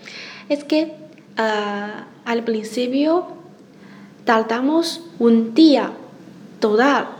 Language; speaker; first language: Spanish; non-native, learner; Chinese